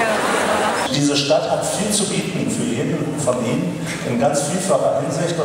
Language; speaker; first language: German; native; German